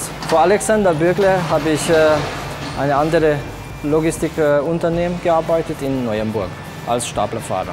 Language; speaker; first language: German; non-native, fluent; Hungarian